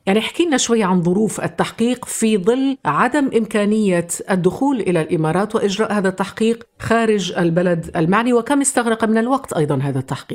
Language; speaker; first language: Arabic; native; Arabic